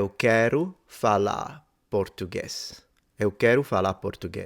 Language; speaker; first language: Portuguese; non-native, learner; Italian